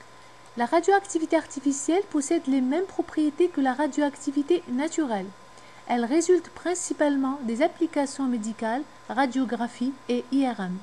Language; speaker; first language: French; non-native, local second language; Arabic